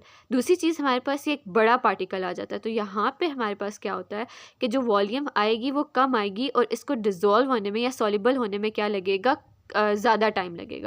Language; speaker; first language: Hindi; native; Hindi